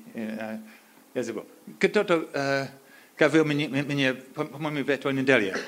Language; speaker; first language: Polish; non-native, learner; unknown